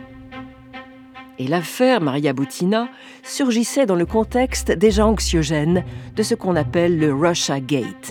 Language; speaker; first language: French; native; French